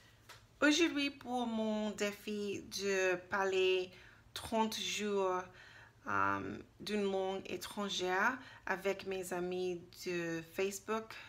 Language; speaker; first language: French; non-native, learner; English